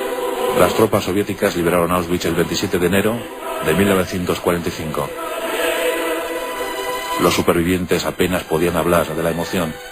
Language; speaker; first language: Spanish; native; Spanish